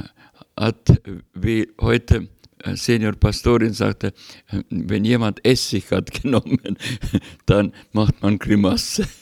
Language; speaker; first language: German; non-native, learner; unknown